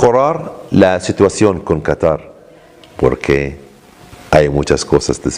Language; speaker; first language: Spanish; non-native, learner; Arabic